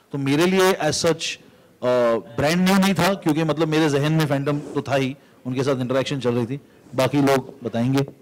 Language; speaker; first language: Hindi; native; Hindi